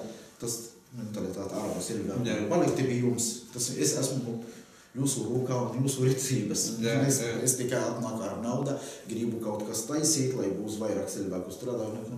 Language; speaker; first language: Latvian; non-native, learner; Arabic